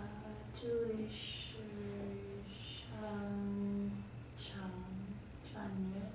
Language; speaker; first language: Chinese; non-native, learner; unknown